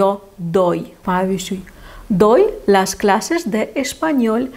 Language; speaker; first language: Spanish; non-native, fluent; Lithuanian